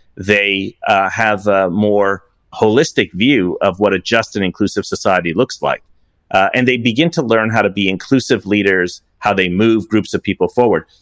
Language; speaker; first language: English; early bilingual, other home language; Persian